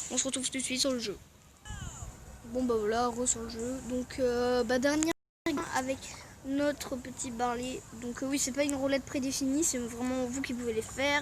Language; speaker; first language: French; native; French